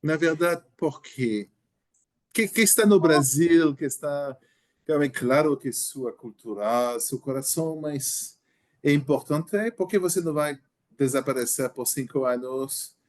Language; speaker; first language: Portuguese; non-native, learner; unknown